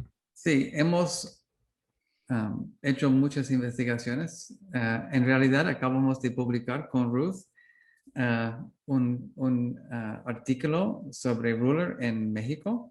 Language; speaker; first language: Spanish; non-native, learner; English